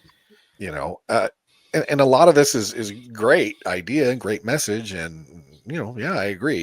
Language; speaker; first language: English; native; English